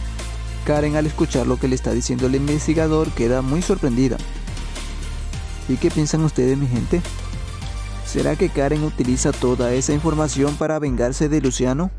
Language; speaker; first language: Spanish; native; Spanish